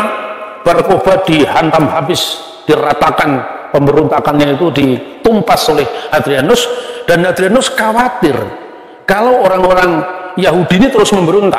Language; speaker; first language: Indonesian; native; Indonesian